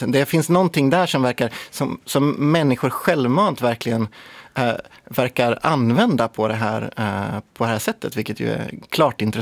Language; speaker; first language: Swedish; native; Swedish